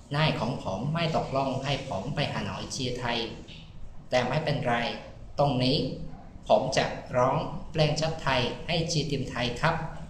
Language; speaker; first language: Thai; non-native, learner; Vietnamese